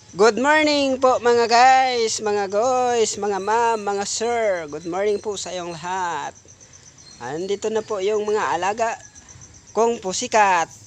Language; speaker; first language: Filipino; non-native, local second language; Cebuano